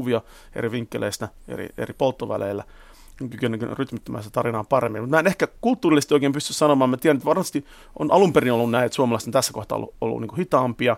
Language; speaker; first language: Finnish; native; Finnish